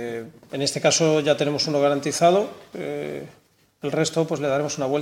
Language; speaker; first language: Spanish; native; Spanish